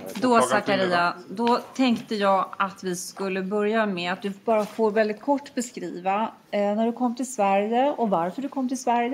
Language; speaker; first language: Swedish; native; Swedish